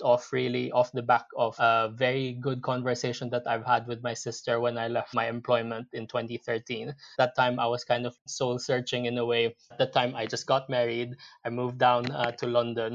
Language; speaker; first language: English; non-native, local second language; Filipino